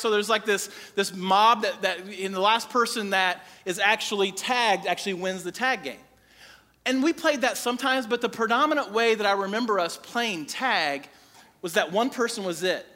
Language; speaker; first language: English; native; English